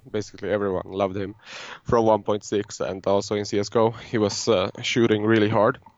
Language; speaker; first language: English; non-native, fluent; Swedish